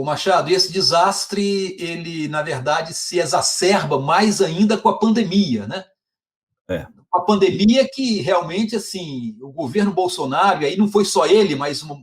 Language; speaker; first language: Portuguese; native; Portuguese